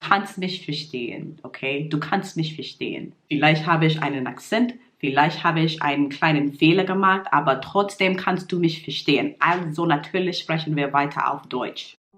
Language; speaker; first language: German; non-native, fluent; English